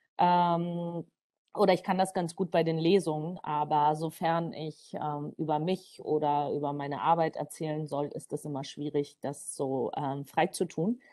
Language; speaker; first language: German; non-native, fluent; Georgian